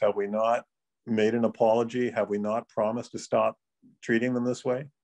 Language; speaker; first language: English; native; English